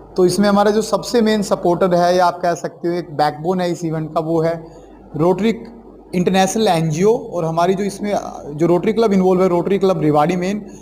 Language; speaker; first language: Hindi; native; Hindi